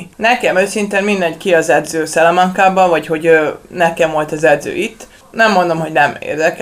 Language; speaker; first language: Hungarian; non-native, learner; Serbian